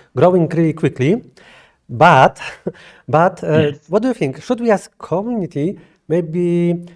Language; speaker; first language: English; non-native, fluent; Polish